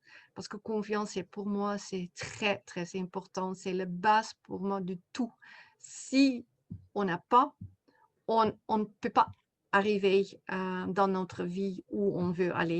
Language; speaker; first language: French; non-native, fluent; Dutch